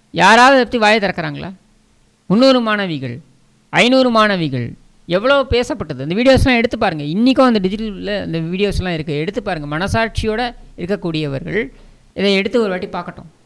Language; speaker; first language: Tamil; native; Tamil